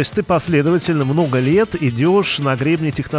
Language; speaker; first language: Russian; native; Russian